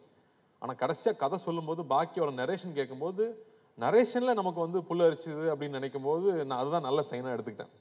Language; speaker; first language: Tamil; native; Tamil